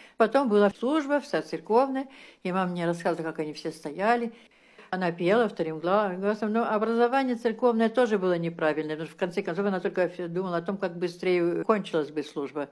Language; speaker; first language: Russian; early bilingual, heritage; Russian